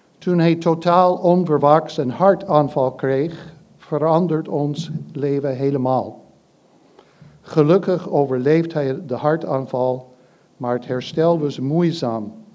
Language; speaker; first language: Dutch; non-native, fluent; English